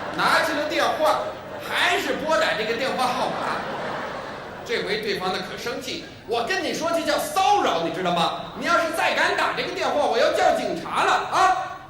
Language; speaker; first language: Chinese; non-native, fluent; English